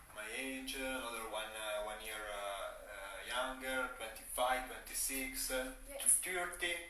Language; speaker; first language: English; non-native, learner; Italian